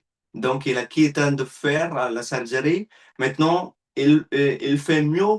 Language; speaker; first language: French; non-native, learner; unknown